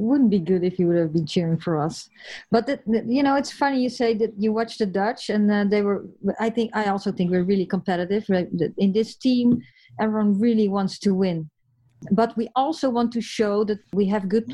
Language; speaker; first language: English; non-native, fluent; Dutch